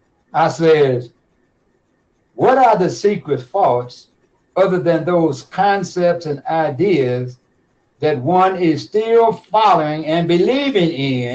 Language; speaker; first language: English; native; English